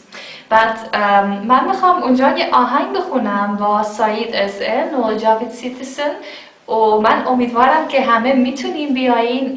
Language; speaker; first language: Persian; non-native, fluent; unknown